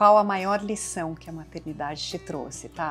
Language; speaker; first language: Portuguese; native; Portuguese